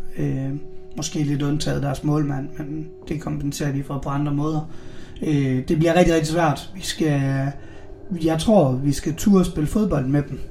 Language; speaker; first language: Danish; native; Danish